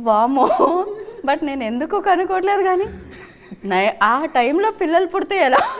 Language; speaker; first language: Telugu; native; Telugu